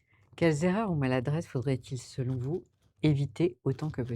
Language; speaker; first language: French; native; French